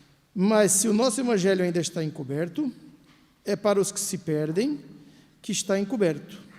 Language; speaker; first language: Portuguese; native; Portuguese